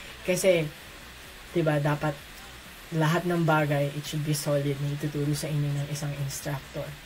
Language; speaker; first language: Filipino; native; Filipino